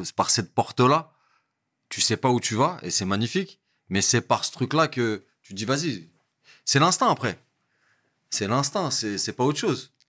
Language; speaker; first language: French; native; French